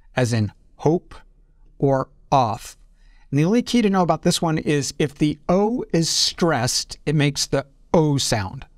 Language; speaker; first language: English; native; English